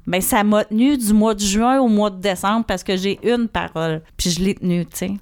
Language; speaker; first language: French; native; French